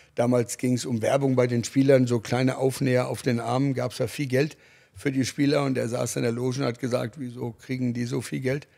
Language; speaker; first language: German; early bilingual, other home language; English